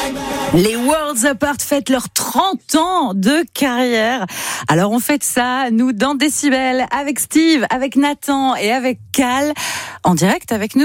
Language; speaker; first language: French; native; French